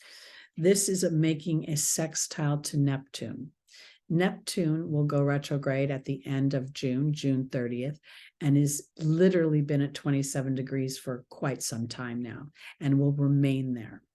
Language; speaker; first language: English; native; English